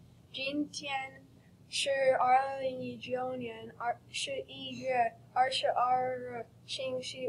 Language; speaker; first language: Chinese; non-native, learner; English